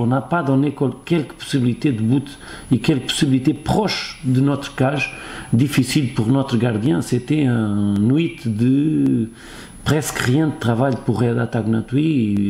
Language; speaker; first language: French; non-native, fluent; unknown